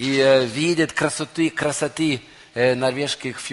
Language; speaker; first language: Russian; non-native, learner; Norwegian